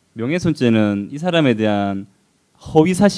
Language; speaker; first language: Korean; native; Korean